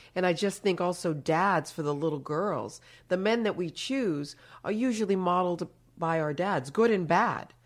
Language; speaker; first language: English; early bilingual, other home language; Haitian Creole